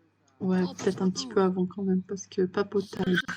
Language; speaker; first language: French; native; French